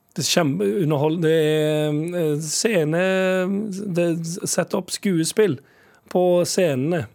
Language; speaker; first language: Norwegian; early bilingual, other home language; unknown